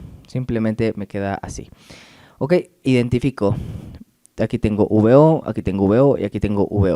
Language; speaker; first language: Spanish; native; Spanish